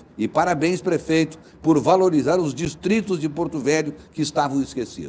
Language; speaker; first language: Portuguese; native; Portuguese